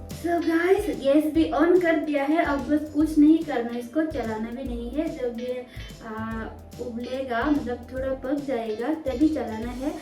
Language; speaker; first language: Hindi; non-native, local second language; Kok Borok